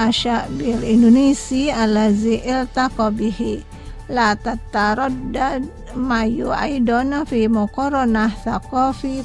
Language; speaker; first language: Arabic; non-native, fluent; Indonesian